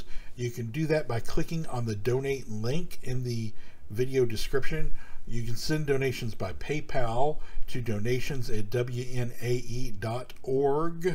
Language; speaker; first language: English; native; English